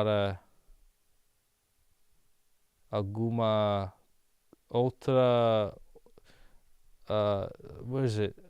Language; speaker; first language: Portuguese; non-native, learner; English